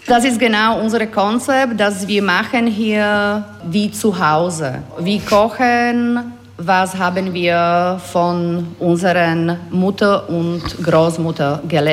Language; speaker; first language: German; non-native, fluent; Slovak